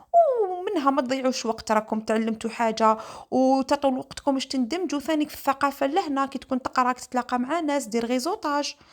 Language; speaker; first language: Arabic; native; Arabic